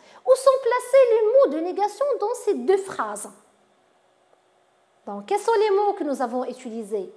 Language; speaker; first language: French; non-native, local second language; Arabic